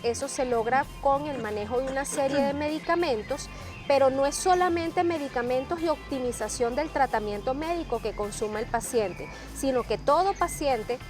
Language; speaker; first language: Spanish; native; Spanish